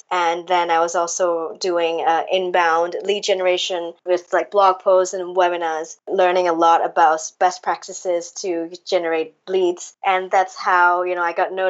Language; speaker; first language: English; non-native, local second language; Cantonese